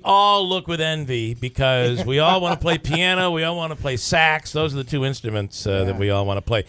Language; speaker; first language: English; native; English